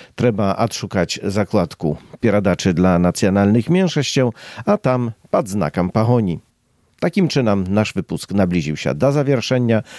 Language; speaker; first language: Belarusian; native; Belarusian